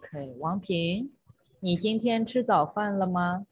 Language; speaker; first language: Chinese; non-native, fluent; Thai